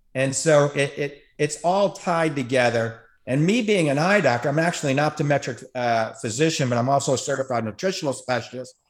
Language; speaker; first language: English; native; English